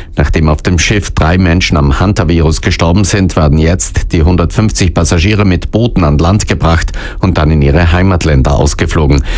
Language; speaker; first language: German; native; German